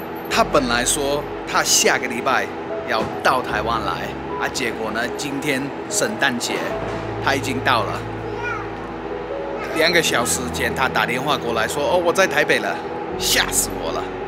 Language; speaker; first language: Chinese; non-native, fluent; English